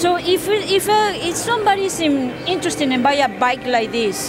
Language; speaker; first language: English; non-native, fluent; Spanish